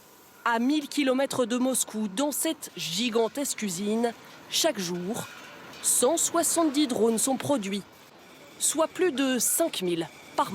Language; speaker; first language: French; native; French